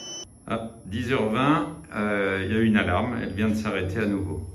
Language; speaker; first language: French; native; French